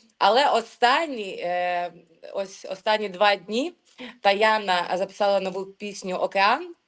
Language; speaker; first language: Ukrainian; non-native, local second language; Russian